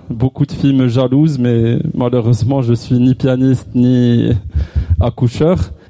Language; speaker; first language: French; non-native, local second language; Arabic